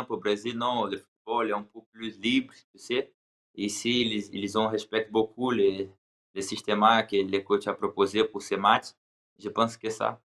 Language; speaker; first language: French; non-native, learner; Portuguese